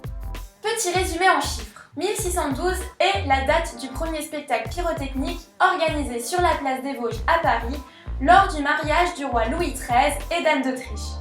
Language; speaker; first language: French; native; French